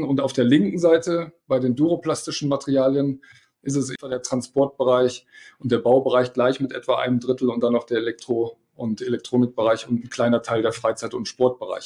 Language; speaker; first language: German; native; German